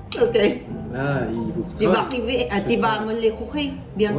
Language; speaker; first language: French; non-native, learner; Korean